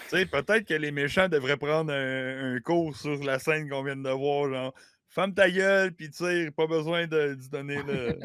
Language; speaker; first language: French; native; French